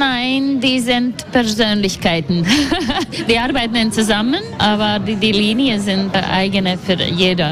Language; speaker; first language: German; non-native, learner; Latvian